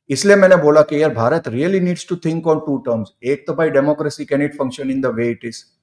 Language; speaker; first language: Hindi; non-native, local second language; Gujarati